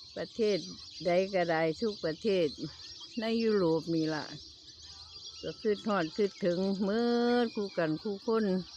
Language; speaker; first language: Thai; native; Thai